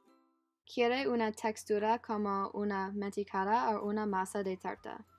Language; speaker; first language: Spanish; non-native, learner; English